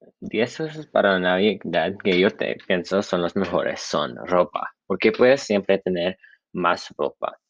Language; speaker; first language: Spanish; non-native, learner; English